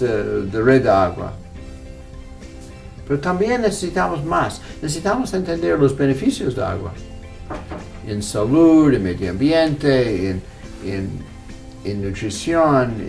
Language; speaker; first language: Spanish; non-native, fluent; English